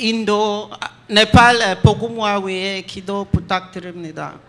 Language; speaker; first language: Korean; non-native, learner; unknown